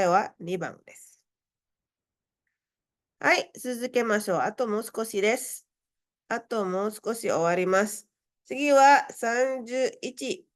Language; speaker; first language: Japanese; non-native, fluent; Indonesian